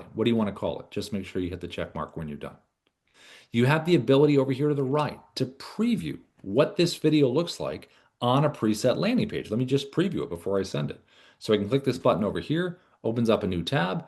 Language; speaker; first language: English; native; English